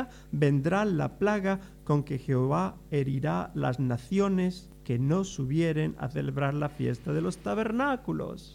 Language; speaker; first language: Spanish; native; Spanish